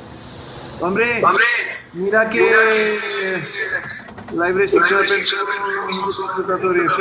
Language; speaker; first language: Spanish; non-native, learner; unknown